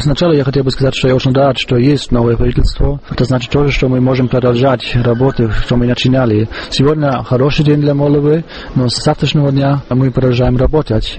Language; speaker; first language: Russian; non-native, fluent; German